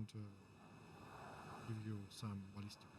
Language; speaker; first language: English; non-native, learner; Russian